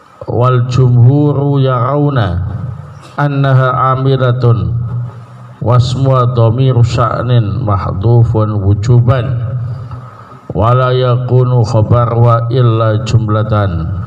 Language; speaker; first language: Arabic; non-native, fluent; Indonesian